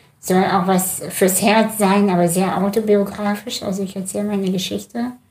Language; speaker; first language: German; early bilingual, other home language; Russian